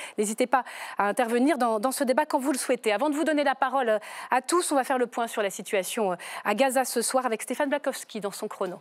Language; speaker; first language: French; native; French